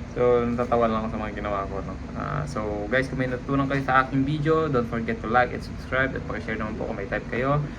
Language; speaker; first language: Filipino; native; Filipino